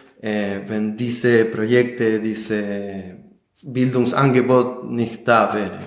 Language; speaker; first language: German; non-native, fluent; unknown